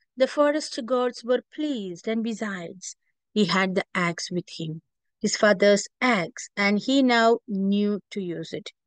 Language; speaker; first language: English; non-native, local second language; Malayalam